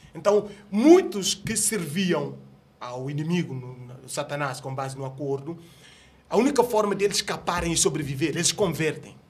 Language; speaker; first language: Portuguese; non-native, local second language; Upper Guinea Crioulo